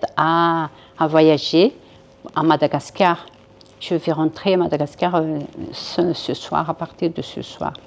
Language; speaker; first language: French; non-native, local second language; Malagasy